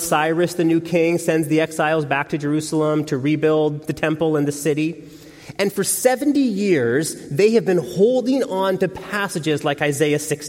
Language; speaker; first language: English; native; English